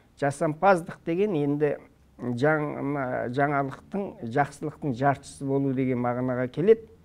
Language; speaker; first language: Kazakh; early bilingual, heritage; Kazakh